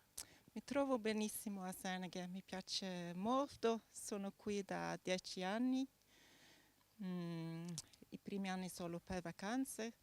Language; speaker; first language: Italian; non-native, fluent; Norwegian